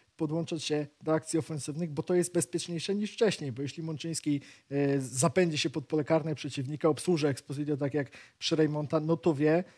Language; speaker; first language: Polish; native; Polish